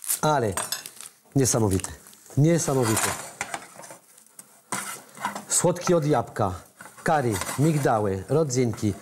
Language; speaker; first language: Polish; non-native, learner; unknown